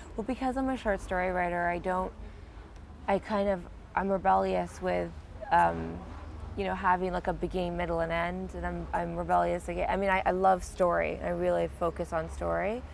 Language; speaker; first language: English; native; English